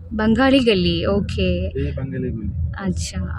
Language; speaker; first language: Hindi; non-native, local second language; Malayalam